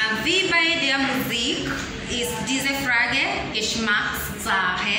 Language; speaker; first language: German; non-native, learner; English